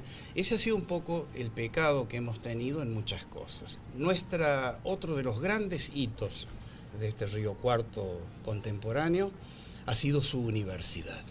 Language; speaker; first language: Spanish; native; Spanish